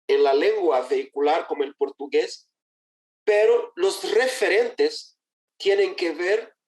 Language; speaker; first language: Spanish; non-native, fluent; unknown